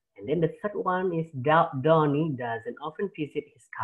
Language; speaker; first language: English; non-native, fluent; Indonesian